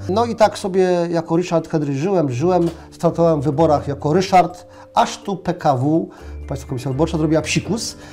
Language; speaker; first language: Polish; native; Polish